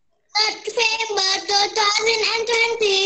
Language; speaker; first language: English; non-native, learner; Indonesian